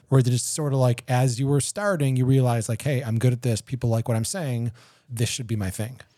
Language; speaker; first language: English; native; English